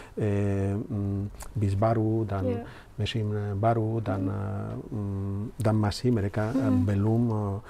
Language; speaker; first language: Indonesian; non-native, learner; Spanish